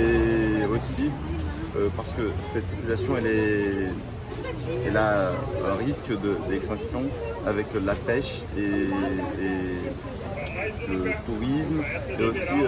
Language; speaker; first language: French; non-native, fluent; Portuguese